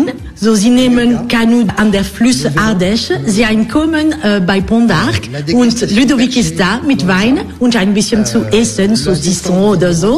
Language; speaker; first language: German; non-native, fluent; French